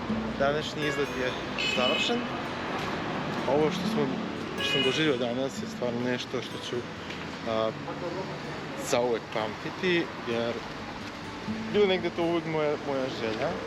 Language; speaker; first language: Bosnian; native; Bosnian